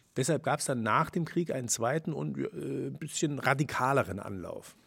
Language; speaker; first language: German; native; German